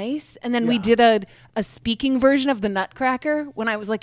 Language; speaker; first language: English; native; English